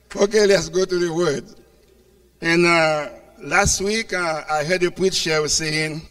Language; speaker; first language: English; non-native, fluent; Haitian Creole